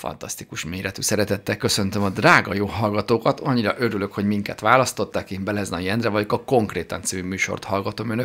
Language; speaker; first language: Hungarian; native; Hungarian